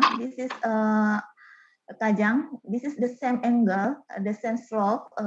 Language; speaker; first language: English; non-native, learner; Indonesian